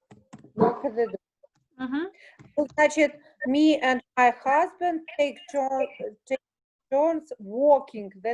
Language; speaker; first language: English; non-native, learner; Russian